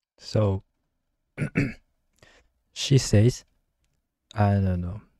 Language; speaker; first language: English; non-native, learner; Japanese